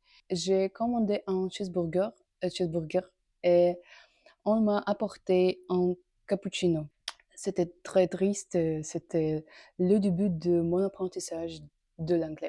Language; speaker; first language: French; non-native, learner; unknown